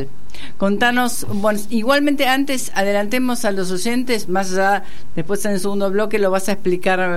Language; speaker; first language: Spanish; native; Spanish